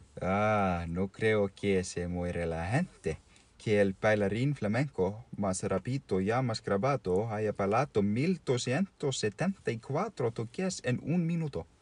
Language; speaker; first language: Spanish; non-native, learner; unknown